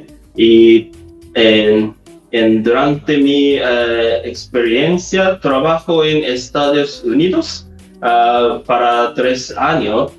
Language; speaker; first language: Spanish; non-native, learner; Japanese